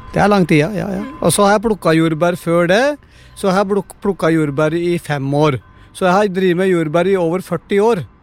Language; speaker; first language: Norwegian; non-native, fluent; Punjabi